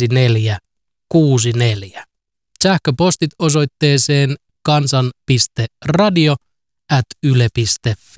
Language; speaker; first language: Finnish; native; Finnish